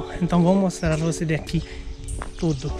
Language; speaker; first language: Portuguese; non-native, learner; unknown